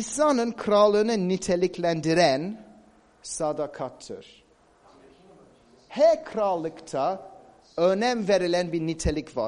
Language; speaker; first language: Turkish; non-native, fluent; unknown